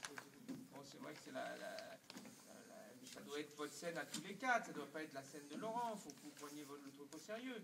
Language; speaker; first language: French; native; French